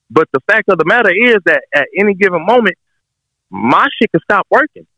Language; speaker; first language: English; native; English